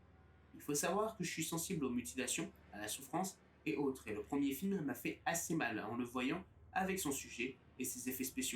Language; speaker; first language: French; native; French